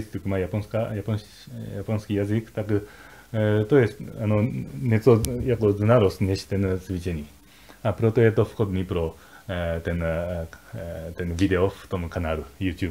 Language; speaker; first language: Czech; non-native, fluent; Japanese